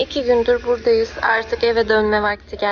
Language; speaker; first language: Turkish; native; Turkish